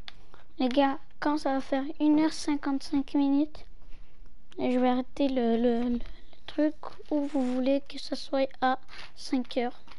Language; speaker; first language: French; native; French